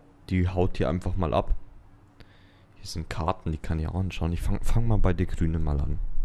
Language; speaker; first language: German; native; German